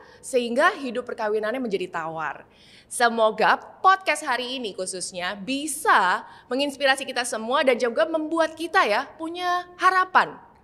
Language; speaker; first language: Indonesian; native; Indonesian